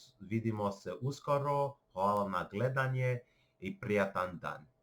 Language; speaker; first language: Bosnian; non-native, learner; English